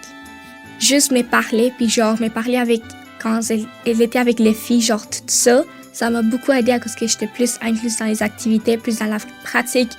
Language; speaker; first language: French; early bilingual, other home language; Spanish